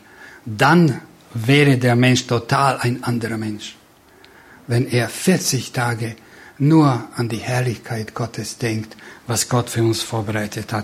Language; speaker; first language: German; non-native, fluent; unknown